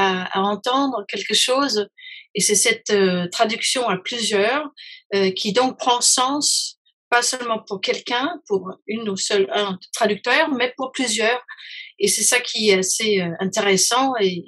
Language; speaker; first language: French; non-native, fluent; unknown